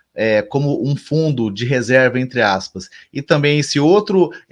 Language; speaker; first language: Portuguese; native; Portuguese